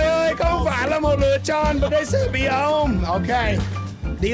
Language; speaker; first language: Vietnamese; non-native, fluent; English